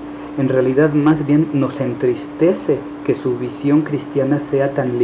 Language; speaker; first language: Spanish; native; Spanish